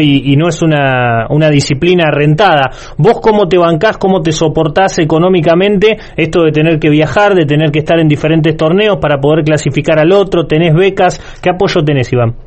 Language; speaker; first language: Spanish; native; Spanish